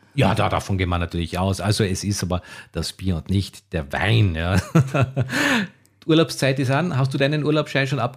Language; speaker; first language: German; native; German